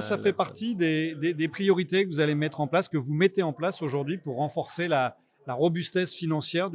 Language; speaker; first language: French; native; French